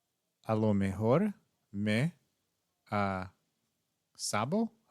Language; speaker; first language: Spanish; non-native, learner; English